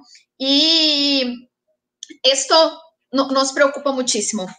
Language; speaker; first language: Spanish; non-native, fluent; Portuguese